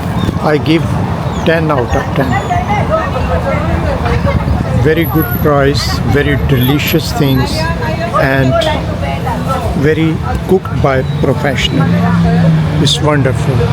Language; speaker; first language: English; non-native, fluent; Urdu